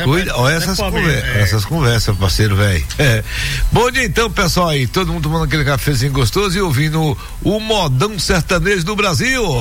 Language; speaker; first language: Portuguese; native; Portuguese